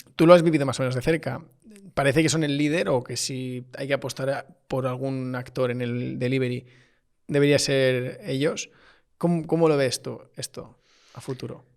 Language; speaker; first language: Spanish; native; Spanish